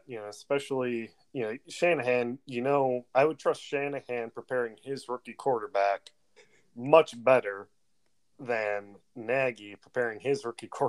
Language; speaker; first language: English; native; English